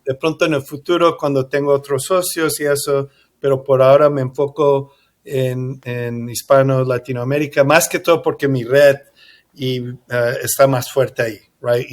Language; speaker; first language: Spanish; early bilingual, heritage; English